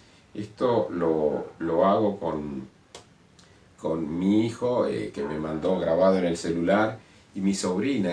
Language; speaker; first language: Spanish; native; Spanish